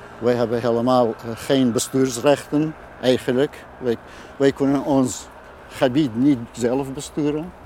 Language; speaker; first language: Dutch; non-native, fluent; Kurdish